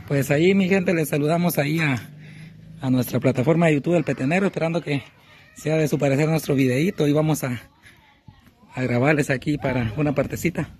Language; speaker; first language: Spanish; native; Spanish